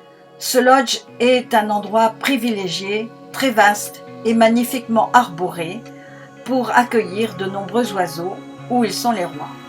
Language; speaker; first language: French; native; French